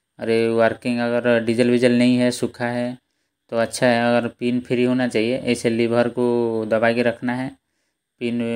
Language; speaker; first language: Hindi; native; Hindi